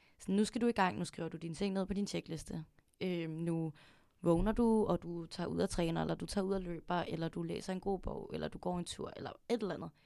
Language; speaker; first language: Danish; early bilingual, other home language; Filipino